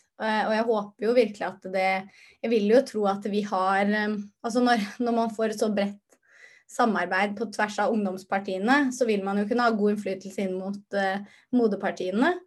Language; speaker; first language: Norwegian; native; Norwegian